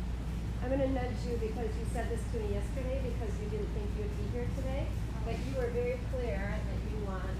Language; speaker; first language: English; non-native, local second language; Ukrainian